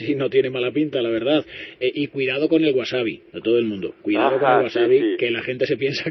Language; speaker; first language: Spanish; native; Spanish